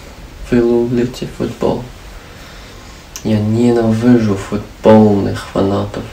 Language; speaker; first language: Russian; non-native, learner; English